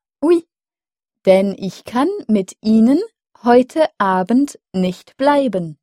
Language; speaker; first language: German; non-native, fluent; French